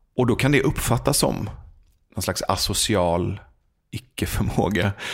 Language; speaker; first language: Swedish; early bilingual, other home language; Persian